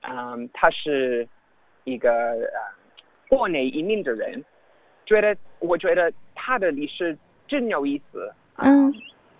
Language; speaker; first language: Chinese; non-native, fluent; English